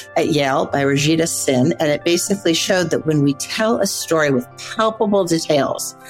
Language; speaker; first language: English; native; English